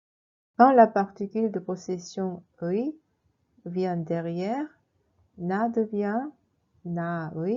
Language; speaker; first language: French; non-native, fluent; Korean